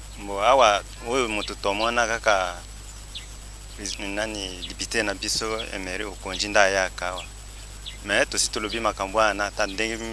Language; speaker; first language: Lingala; non-native, local second language; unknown